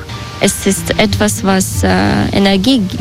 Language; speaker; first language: German; non-native, learner; Russian